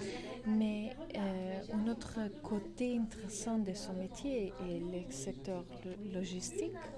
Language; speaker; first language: French; non-native, learner; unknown